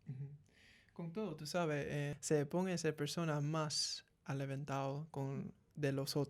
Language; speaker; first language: Spanish; early bilingual, heritage; English